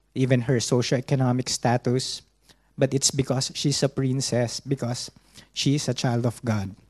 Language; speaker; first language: English; non-native, local second language; Filipino